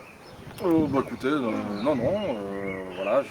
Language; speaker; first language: French; native; French